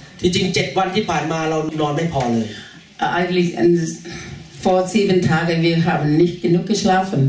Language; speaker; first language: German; non-native, learner; Thai